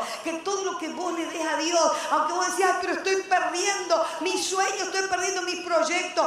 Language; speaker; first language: Spanish; native; Spanish